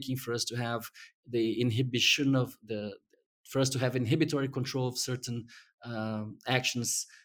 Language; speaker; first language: English; non-native, fluent; Portuguese